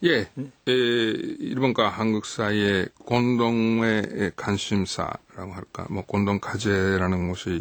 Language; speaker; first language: Korean; non-native, fluent; Japanese